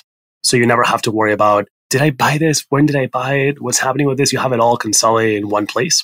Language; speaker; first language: English; non-native, fluent; Spanish